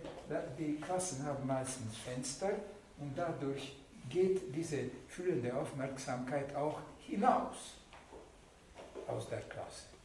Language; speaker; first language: German; non-native, fluent; Hungarian